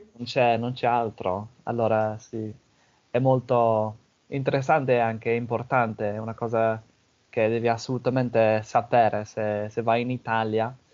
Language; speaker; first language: Italian; non-native, fluent; English